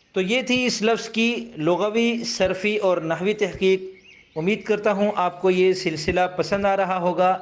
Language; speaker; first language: Urdu; native; Urdu